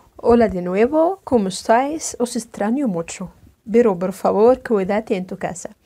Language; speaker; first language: Spanish; non-native, fluent; Arabic